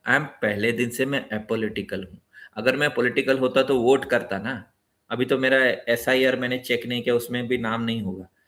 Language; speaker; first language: Hindi; non-native, local second language; Telugu